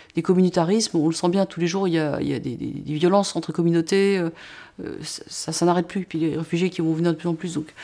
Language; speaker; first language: French; native; French